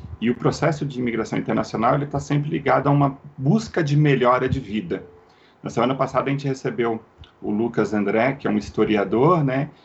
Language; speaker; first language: Portuguese; native; Portuguese